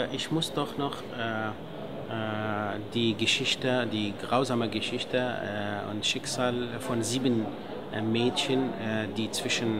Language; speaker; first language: German; non-native, fluent; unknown